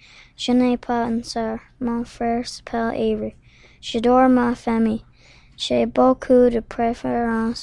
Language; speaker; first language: French; non-native, local second language; English